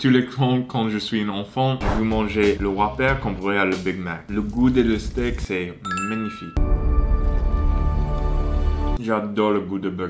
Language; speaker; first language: French; non-native, learner; English